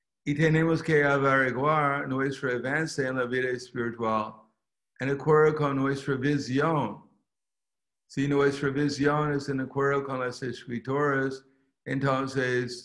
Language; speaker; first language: Spanish; non-native, fluent; English